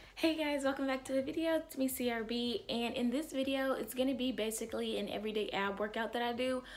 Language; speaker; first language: English; native; English